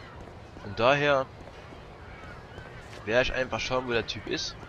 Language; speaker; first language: German; native; German